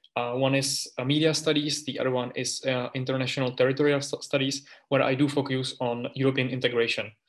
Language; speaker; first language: English; non-native, fluent; Czech